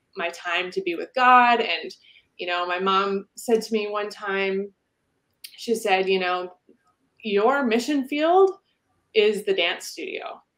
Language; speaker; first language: English; native; English